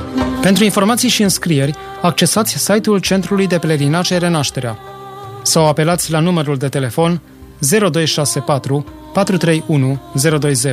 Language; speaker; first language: Romanian; native; Romanian